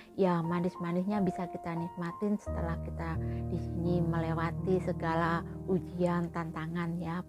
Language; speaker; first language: Indonesian; native; Indonesian